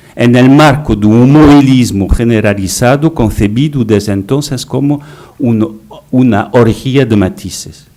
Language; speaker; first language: Spanish; non-native, fluent; French